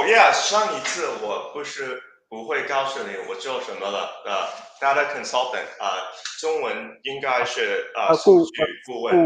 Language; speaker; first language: Chinese; non-native, learner; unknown